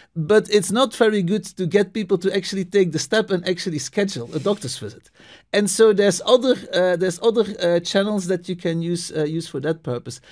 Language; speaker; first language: English; non-native, fluent; Dutch